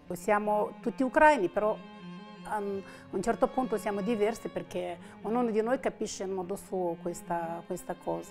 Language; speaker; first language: Italian; non-native, learner; Russian